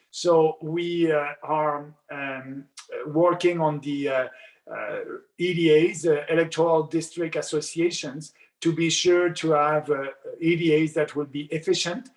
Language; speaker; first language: English; non-native, local second language; French